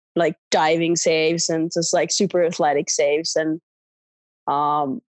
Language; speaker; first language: English; non-native, fluent; Finnish